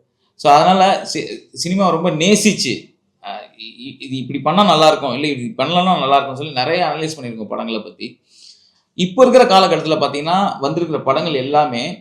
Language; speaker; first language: Tamil; native; Tamil